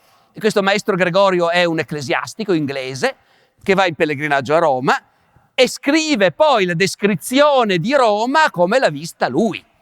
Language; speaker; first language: Italian; native; Italian